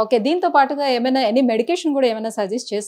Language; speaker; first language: Telugu; native; Telugu